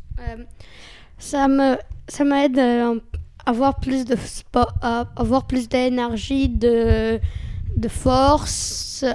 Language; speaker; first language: French; non-native, learner; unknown